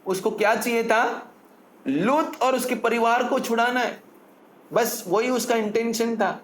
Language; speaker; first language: Hindi; non-native, local second language; Tamil